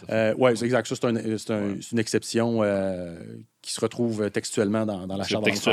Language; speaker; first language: French; native; French